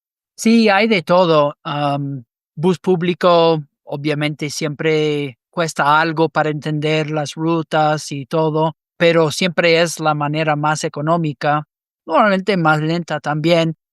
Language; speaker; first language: Spanish; non-native, fluent; English